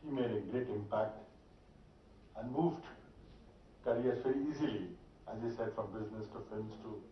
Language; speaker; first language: English; non-native, local second language; Marathi